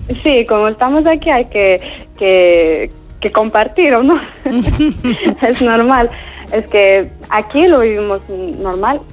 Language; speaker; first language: Spanish; non-native, fluent; Arabic